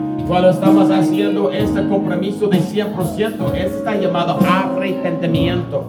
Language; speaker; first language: Spanish; non-native, learner; English